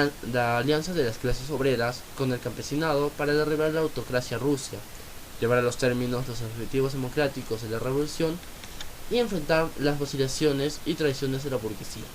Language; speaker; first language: Spanish; native; Spanish